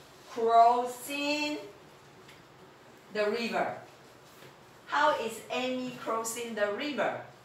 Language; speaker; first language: English; non-native, fluent; Chinese